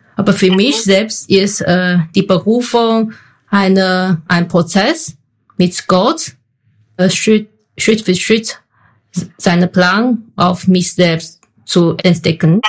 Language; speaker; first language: German; non-native, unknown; Chinese